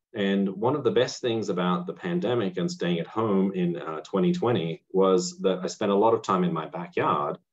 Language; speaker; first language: English; native; English